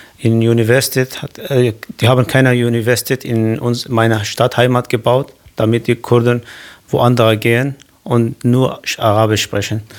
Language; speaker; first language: German; non-native, learner; Kurdish